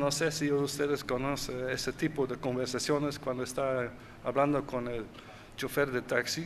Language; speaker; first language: Spanish; non-native, fluent; Dutch